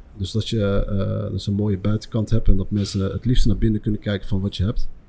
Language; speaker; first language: Dutch; early bilingual, other home language; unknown